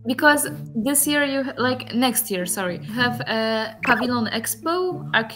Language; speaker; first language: English; non-native, learner; Polish